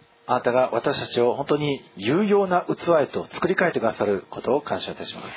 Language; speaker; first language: Japanese; native; Japanese